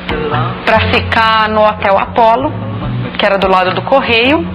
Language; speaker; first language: Portuguese; native; Portuguese